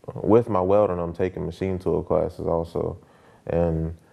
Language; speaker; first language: English; native; English